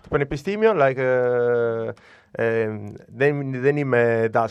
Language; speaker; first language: Greek; non-native, learner; Italian